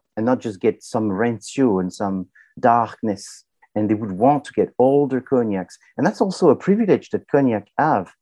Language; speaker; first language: English; non-native, fluent; French